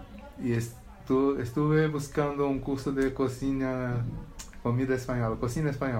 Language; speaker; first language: Spanish; non-native, learner; Portuguese